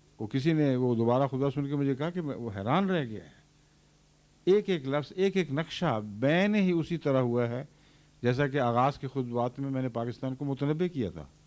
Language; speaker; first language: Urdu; native; Urdu